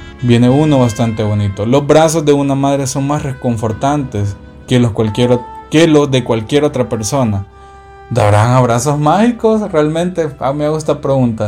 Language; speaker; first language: Spanish; native; Spanish